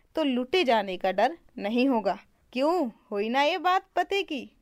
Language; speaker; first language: Hindi; native; Hindi